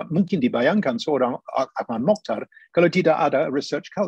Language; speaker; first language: Indonesian; non-native, fluent; English